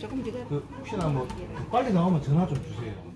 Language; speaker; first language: Korean; native; Korean